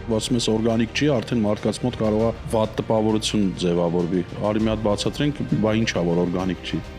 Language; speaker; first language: Armenian; native; Armenian